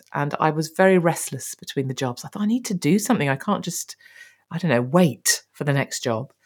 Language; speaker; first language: English; native; English